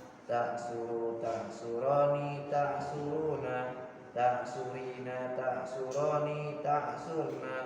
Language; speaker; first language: Arabic; non-native, learner; Indonesian